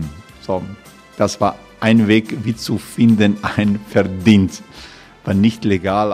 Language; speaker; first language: German; non-native, learner; Croatian